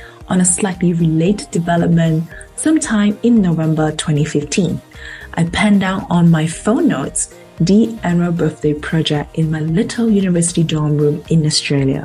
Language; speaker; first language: English; non-native, local second language; Chinese